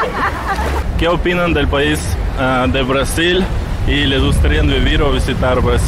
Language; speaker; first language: Spanish; non-native, fluent; Russian